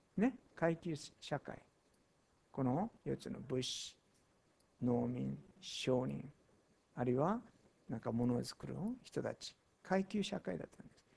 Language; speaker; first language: Japanese; non-native, fluent; Korean